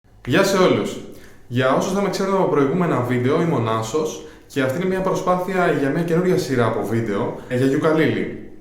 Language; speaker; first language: Greek; native; Greek